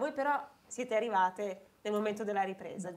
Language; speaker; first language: Italian; native; Italian